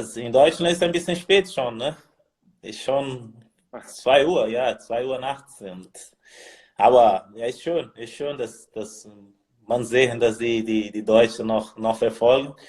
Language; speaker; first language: German; non-native, learner; Portuguese